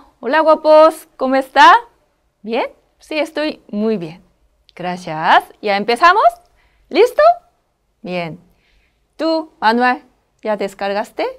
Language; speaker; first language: Spanish; non-native, learner; Korean